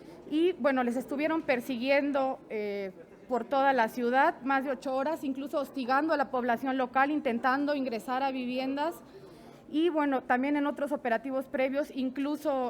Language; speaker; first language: Spanish; native; Spanish